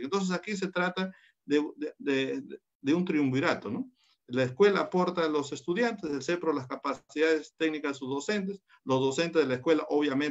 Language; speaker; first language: Spanish; native; Spanish